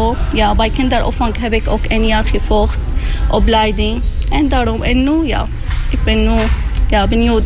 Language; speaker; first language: Dutch; non-native, learner; Arabic